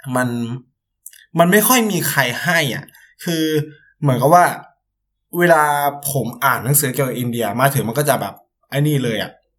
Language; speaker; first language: Thai; native; Thai